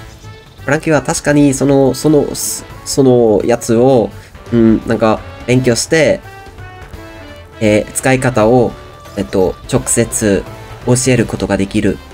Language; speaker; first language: Japanese; non-native, learner; German